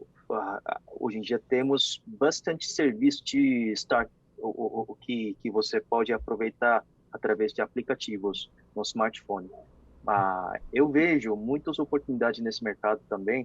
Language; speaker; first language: Portuguese; non-native, fluent; Korean